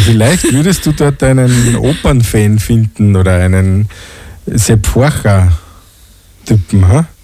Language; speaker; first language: German; native; German